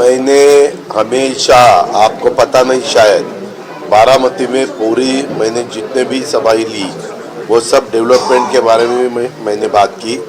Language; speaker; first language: Hindi; non-native, local second language; Marathi